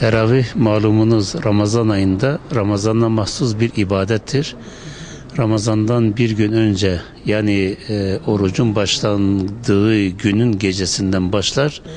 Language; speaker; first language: Turkish; native; Turkish